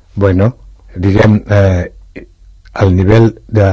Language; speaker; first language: Catalan; non-native, fluent; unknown